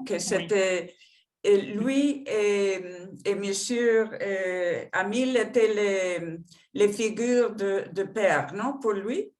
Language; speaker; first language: French; non-native, fluent; Spanish